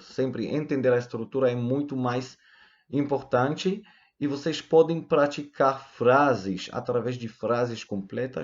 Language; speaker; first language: Portuguese; non-native, fluent; Hebrew